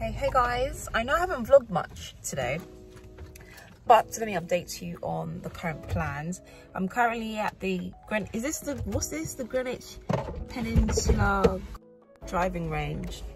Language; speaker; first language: English; native; English